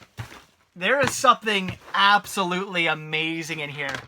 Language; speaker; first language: English; native; English